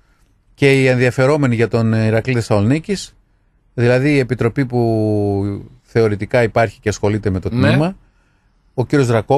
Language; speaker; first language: Greek; native; Greek